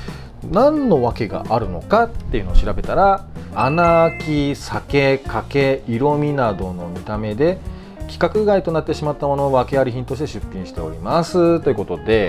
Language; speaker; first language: Japanese; native; Japanese